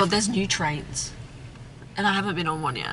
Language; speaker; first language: English; native; English